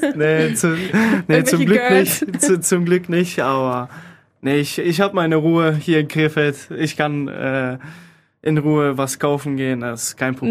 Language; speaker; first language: German; early bilingual, other home language; Polish